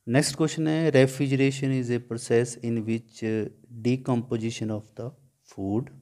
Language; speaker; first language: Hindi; non-native, local second language; Punjabi